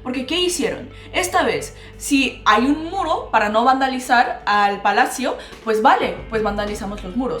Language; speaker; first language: Spanish; non-native, local second language; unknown